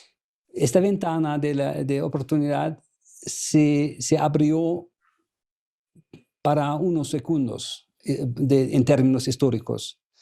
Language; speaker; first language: Spanish; non-native, fluent; German